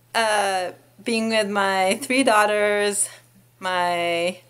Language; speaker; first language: English; non-native, fluent; Hebrew